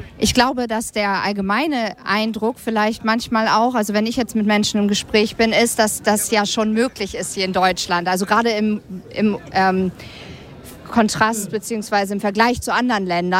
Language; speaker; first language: German; native; German